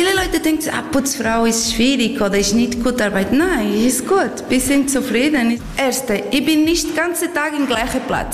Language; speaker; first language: German; non-native, learner; Portuguese